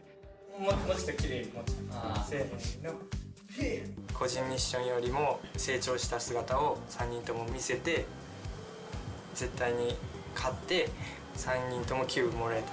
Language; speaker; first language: Japanese; native; Japanese